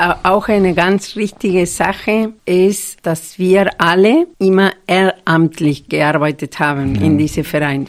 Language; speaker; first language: German; non-native, fluent; Spanish